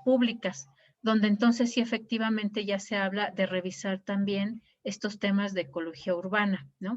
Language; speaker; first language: Spanish; native; Spanish